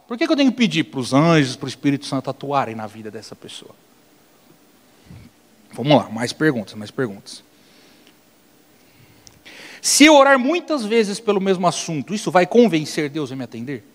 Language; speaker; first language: Portuguese; native; Portuguese